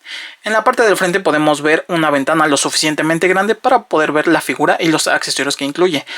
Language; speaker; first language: Spanish; native; Spanish